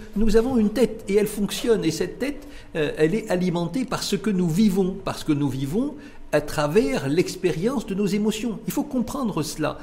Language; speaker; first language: French; non-native, local second language; Arabic